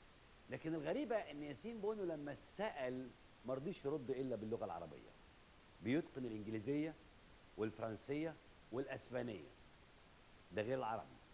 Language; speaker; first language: Arabic; native; Arabic